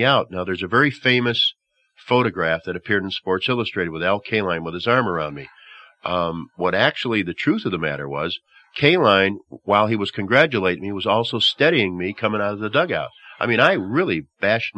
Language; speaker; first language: English; native; English